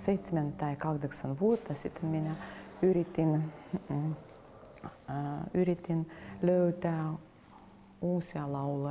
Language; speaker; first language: Finnish; non-native, fluent; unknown